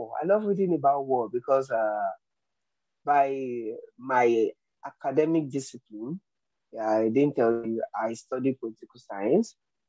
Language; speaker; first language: English; non-native, local second language; Yoruba